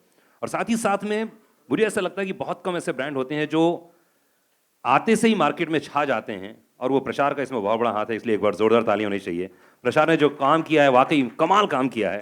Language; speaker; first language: Hindi; native; Hindi